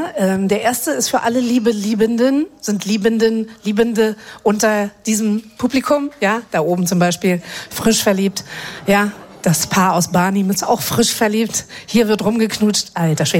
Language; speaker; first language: German; native; German